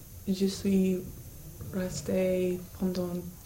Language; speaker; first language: French; non-native, learner; English